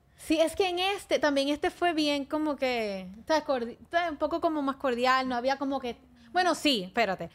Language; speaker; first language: Spanish; native; Spanish